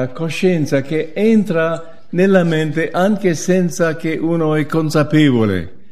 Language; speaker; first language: Italian; non-native, fluent; English